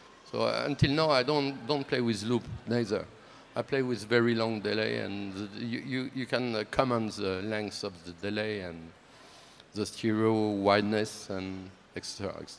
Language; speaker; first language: English; non-native, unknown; French